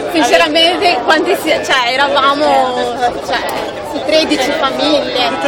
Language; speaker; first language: Italian; non-native, fluent; Arabic